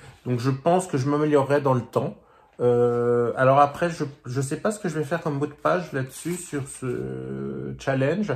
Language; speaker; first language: French; native; French